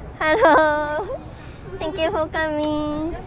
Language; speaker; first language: English; non-native, learner; Japanese